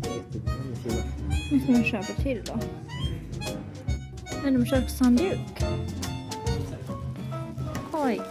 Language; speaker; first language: Swedish; non-native, learner; Japanese